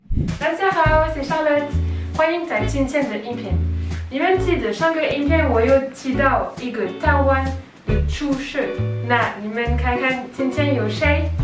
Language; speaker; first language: Chinese; non-native, learner; French